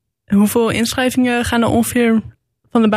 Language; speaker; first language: Dutch; native; Dutch